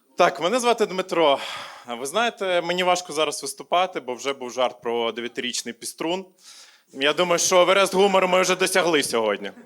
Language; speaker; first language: Ukrainian; non-native, local second language; Russian